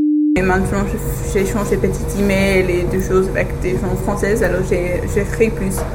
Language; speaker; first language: French; non-native, learner; English